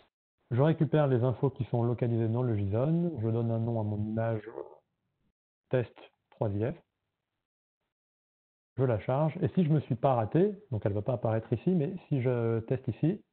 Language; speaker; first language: French; native; French